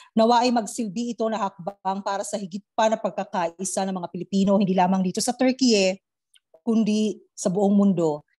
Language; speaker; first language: Filipino; non-native, local second language; Cebuano